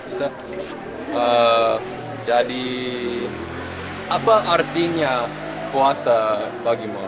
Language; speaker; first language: Indonesian; non-native, learner; English